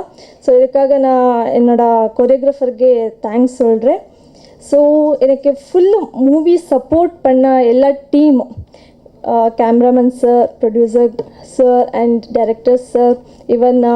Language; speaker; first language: Tamil; non-native, learner; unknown